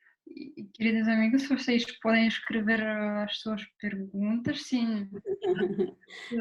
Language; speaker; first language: Portuguese; non-native, fluent; Russian